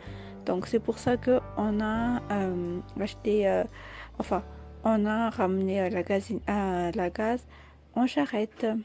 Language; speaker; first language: French; non-native, local second language; Malagasy